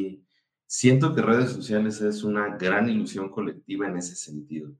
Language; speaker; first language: Spanish; native; Spanish